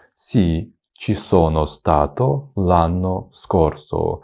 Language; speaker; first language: Italian; non-native, fluent; Ukrainian